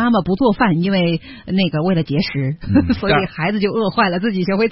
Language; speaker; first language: Chinese; native; Chinese